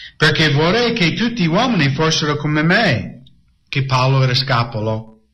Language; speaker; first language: Italian; non-native, fluent; English